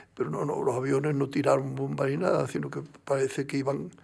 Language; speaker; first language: Spanish; native; Spanish